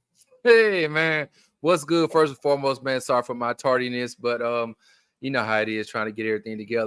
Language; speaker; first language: English; native; English